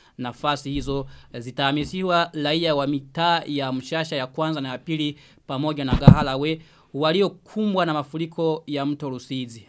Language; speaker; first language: Swahili; non-native, local second language; Rundi